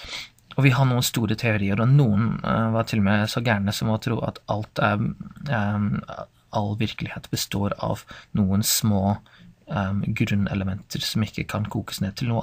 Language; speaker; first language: Norwegian; non-native, fluent; English